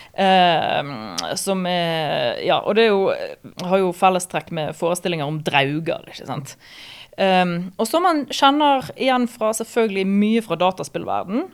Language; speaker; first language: Norwegian; native; Norwegian